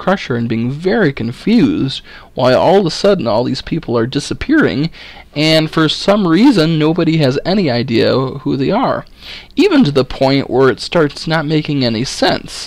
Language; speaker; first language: English; native; English